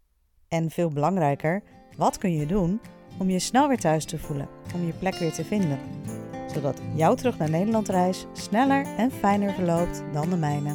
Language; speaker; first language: Dutch; native; Dutch